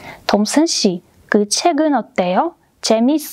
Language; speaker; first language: Korean; non-native, fluent; Russian